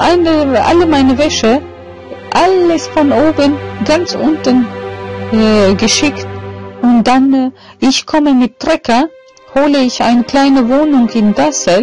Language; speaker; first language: German; non-native, fluent; Albanian